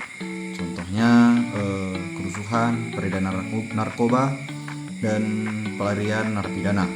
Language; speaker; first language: Indonesian; native; Indonesian